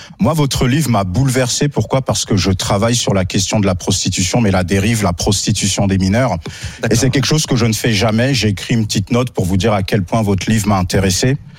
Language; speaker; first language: French; native; French